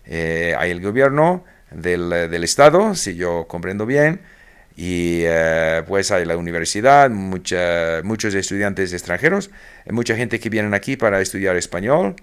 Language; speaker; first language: Spanish; non-native, fluent; English